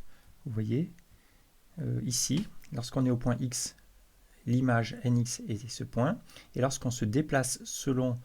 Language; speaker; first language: French; native; French